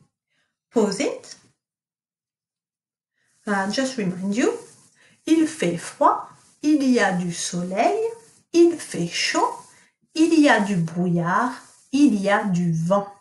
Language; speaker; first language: French; non-native, fluent; English